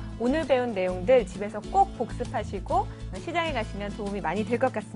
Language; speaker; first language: Korean; native; Korean